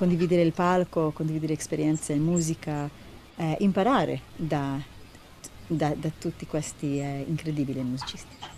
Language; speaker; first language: Italian; non-native, learner; Hebrew